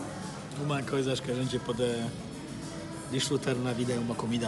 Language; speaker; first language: Portuguese; non-native, learner; Polish